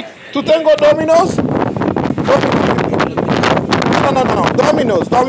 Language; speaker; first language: Spanish; non-native, learner; Haitian Creole